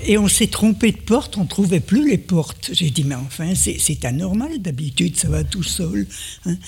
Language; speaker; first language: French; native; French